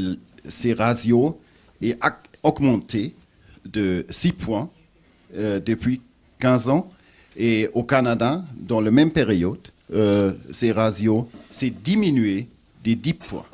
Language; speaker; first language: French; non-native, learner; German